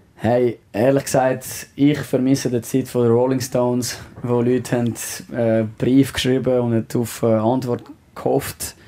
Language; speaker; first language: German; non-native, local second language; French